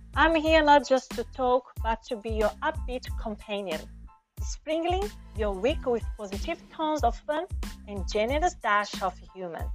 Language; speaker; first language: English; non-native, fluent; Portuguese